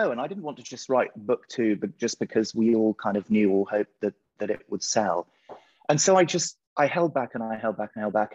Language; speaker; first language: English; native; English